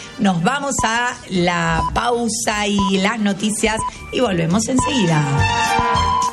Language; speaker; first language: Spanish; native; Spanish